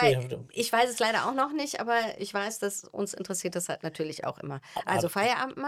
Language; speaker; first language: German; native; German